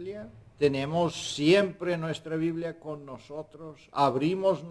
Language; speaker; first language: Spanish; non-native, fluent; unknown